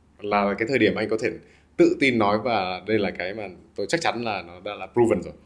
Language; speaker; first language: Vietnamese; native; Vietnamese